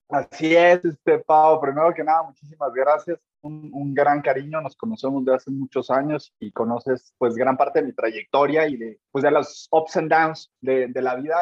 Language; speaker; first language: Spanish; native; Spanish